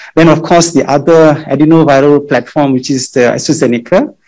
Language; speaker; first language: English; non-native, local second language; Malay